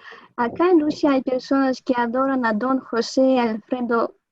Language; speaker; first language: Spanish; non-native, fluent; Russian